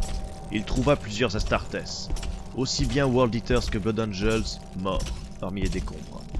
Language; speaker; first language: French; native; French